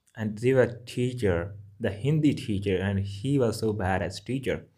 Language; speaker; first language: English; non-native, local second language; Punjabi